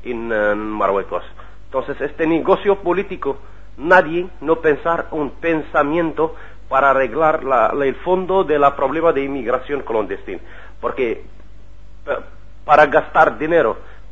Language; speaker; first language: Spanish; non-native, learner; Arabic